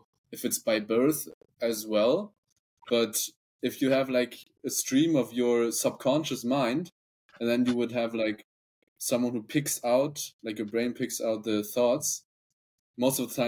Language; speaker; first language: English; non-native, fluent; German